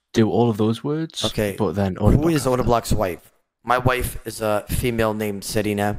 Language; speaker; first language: English; native; English